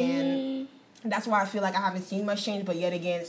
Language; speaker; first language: English; non-native, fluent; French